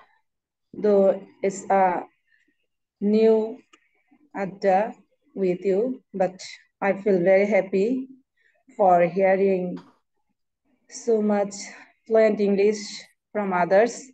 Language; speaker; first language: English; non-native, learner; Bangla